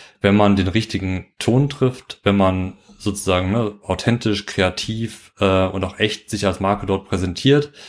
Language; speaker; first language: German; native; German